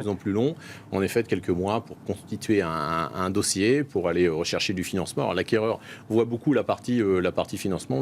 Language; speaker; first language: French; native; French